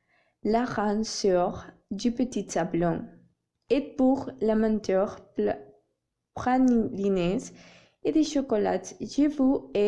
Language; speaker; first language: French; non-native, learner; Spanish